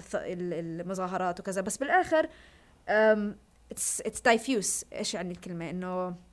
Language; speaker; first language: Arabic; early bilingual, heritage; Arabic